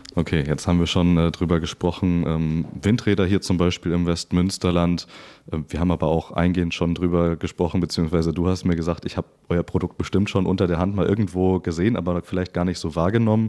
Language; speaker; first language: German; native; German